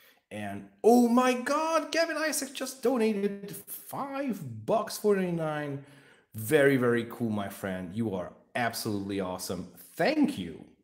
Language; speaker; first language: English; non-native, fluent; Hungarian